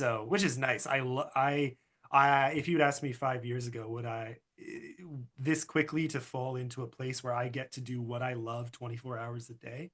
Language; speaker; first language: English; native; English